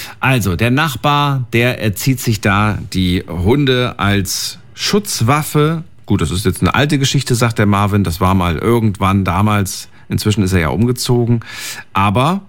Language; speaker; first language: German; native; German